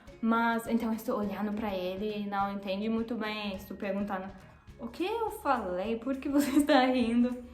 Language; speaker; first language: Portuguese; non-native, learner; German